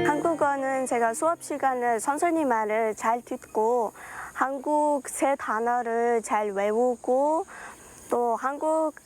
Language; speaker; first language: Korean; non-native, fluent; Mongolian